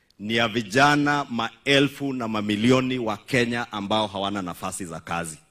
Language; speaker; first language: Swahili; non-native, local second language; Kikuyu